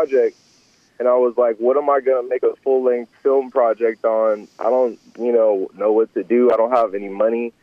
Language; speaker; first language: English; native; English